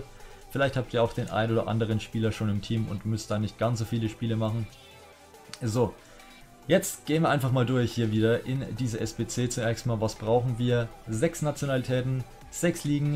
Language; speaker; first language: German; native; German